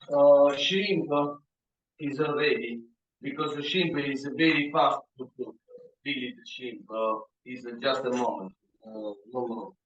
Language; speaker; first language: English; non-native, learner; Italian